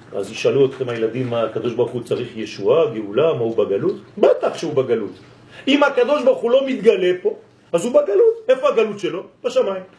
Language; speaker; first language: Hebrew; non-native, fluent; French